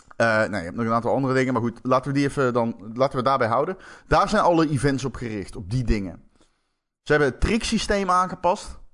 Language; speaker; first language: Dutch; native; Dutch